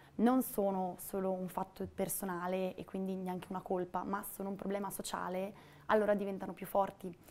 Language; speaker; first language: Italian; native; Italian